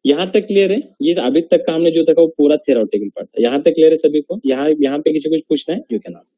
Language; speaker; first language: Hindi; non-native, local second language; Marathi